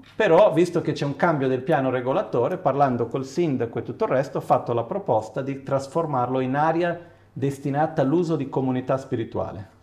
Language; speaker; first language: Italian; non-native, fluent; Portuguese